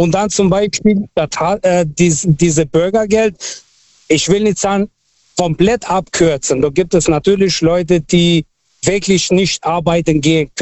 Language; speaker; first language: German; non-native, fluent; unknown